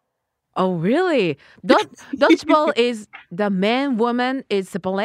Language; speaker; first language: English; non-native, learner; Japanese